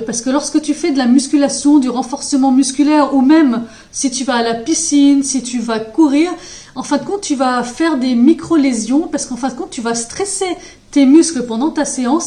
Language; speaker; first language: French; native; French